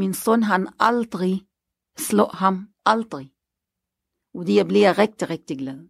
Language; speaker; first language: Danish; non-native, learner; Arabic